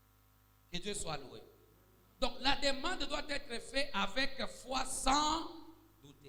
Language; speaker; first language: French; non-native, local second language; Swahili